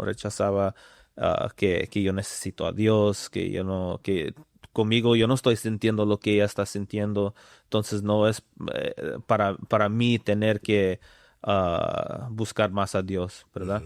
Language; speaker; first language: Spanish; early bilingual, other home language; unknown